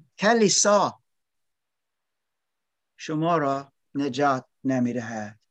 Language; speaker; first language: Persian; non-native, learner; English